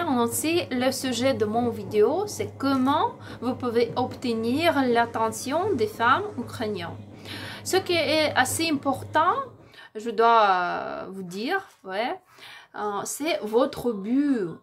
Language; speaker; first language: French; non-native, learner; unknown